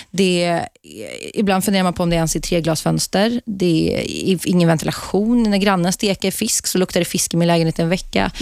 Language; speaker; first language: Swedish; native; Swedish